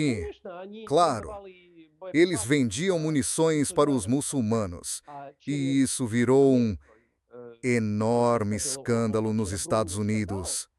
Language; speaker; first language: Portuguese; non-native, fluent; Serbian